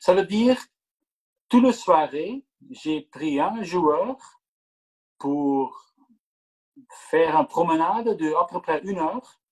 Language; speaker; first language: French; non-native, local second language; Dutch